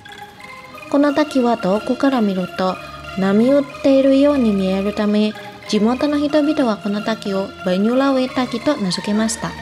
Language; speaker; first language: Japanese; non-native, fluent; Indonesian